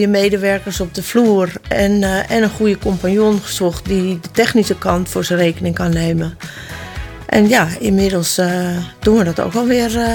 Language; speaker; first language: Dutch; native; Dutch